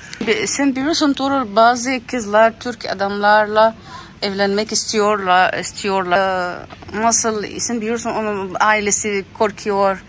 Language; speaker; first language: Turkish; non-native, learner; Arabic